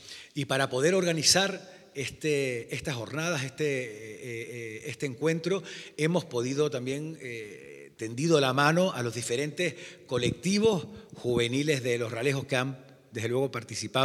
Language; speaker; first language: Spanish; native; Spanish